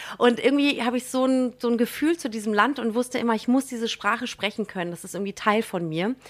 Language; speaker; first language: German; native; German